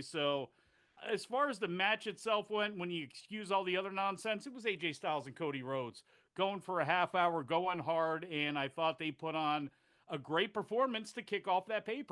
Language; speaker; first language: English; native; English